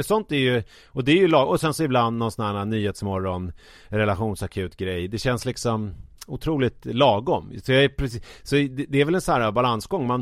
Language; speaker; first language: Swedish; native; Swedish